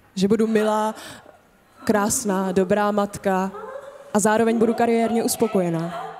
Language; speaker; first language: Czech; early bilingual, other home language; Vietnamese